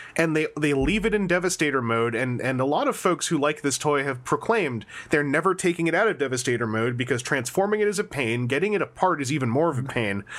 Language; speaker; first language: English; native; English